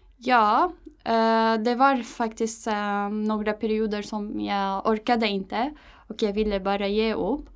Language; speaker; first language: Swedish; non-native, fluent; Arabic